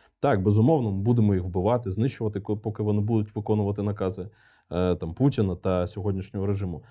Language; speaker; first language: Ukrainian; non-native, local second language; Russian